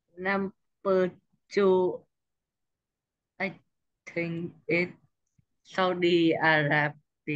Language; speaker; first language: English; non-native, learner; Vietnamese